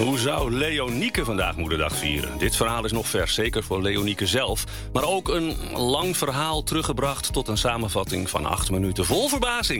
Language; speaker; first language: Dutch; native; Dutch